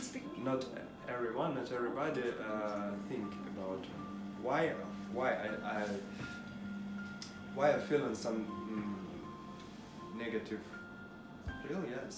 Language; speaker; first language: English; non-native, learner; Russian